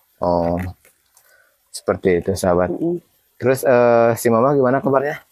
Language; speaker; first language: Indonesian; non-native, local second language; Sundanese